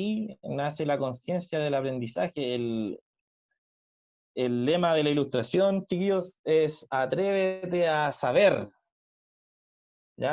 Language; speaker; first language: Spanish; native; Spanish